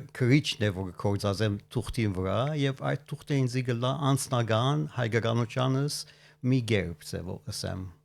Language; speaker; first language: Armenian; early bilingual, heritage; Armenian